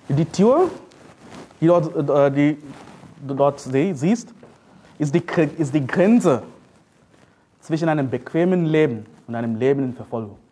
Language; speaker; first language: German; non-native, fluent; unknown